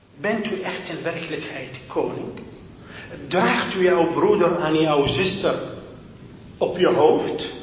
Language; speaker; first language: Dutch; non-native, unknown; Arabic